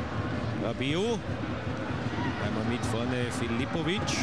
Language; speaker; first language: German; native; German